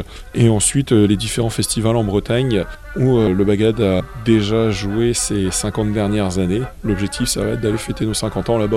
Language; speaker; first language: French; native; French